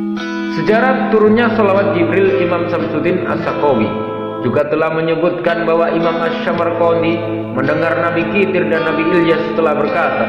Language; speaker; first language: Indonesian; native; Indonesian